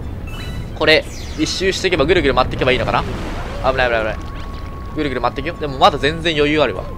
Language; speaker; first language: Japanese; native; Japanese